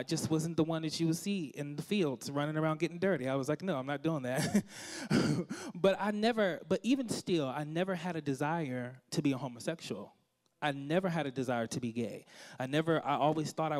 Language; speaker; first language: English; native; English